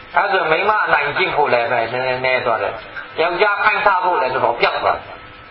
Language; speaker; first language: Burmese; non-native, local second language; Hakha Chin